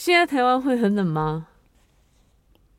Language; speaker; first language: Chinese; non-native, learner; Japanese